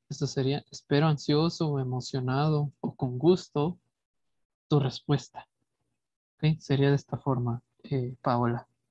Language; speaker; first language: Spanish; native; Spanish